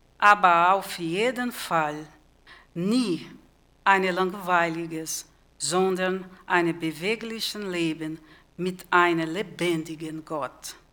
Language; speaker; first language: German; non-native, fluent; Portuguese